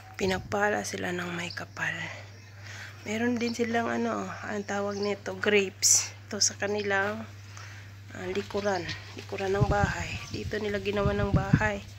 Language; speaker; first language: Filipino; non-native, local second language; Cebuano